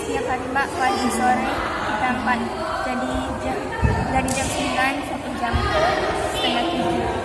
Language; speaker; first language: Indonesian; early bilingual, heritage; Indonesian